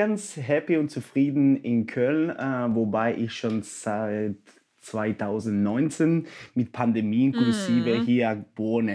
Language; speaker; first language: German; non-native, fluent; Spanish